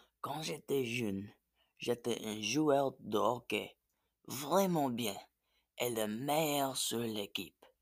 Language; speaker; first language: French; non-native, learner; English